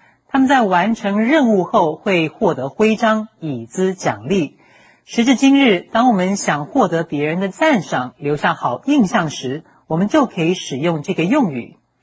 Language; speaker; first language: Chinese; native; Chinese